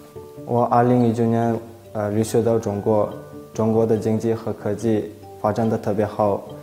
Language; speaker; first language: Chinese; non-native, learner; Kazakh